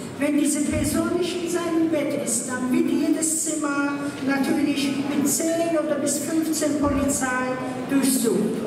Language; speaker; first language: German; non-native, fluent; Persian